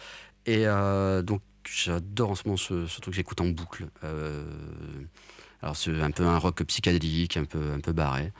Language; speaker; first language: French; native; French